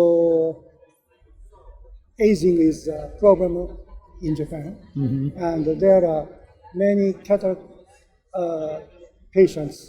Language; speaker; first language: English; non-native, learner; Japanese